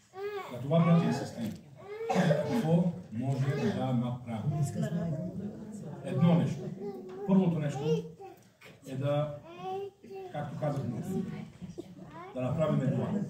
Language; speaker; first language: Bulgarian; non-native, fluent; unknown